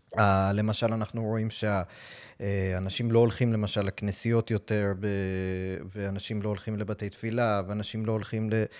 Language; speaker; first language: Hebrew; non-native, fluent; English